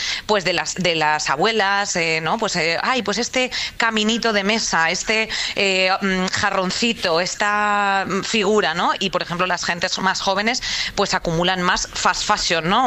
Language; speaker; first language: Spanish; native; Spanish